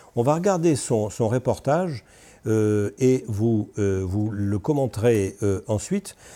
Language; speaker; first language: French; native; French